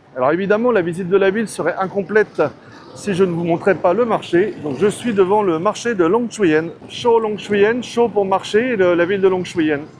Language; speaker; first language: French; native; French